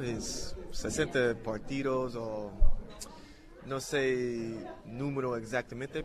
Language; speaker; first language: Spanish; non-native, learner; English